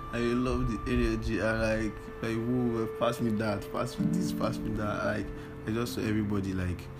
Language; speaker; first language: English; non-native, local second language; Yoruba